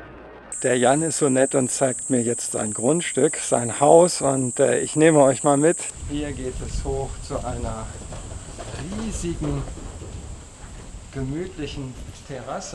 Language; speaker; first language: German; native; German